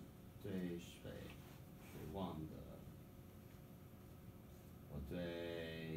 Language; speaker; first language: Chinese; non-native, learner; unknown